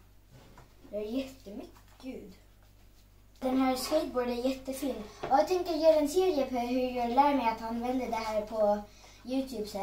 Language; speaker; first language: Swedish; non-native, learner; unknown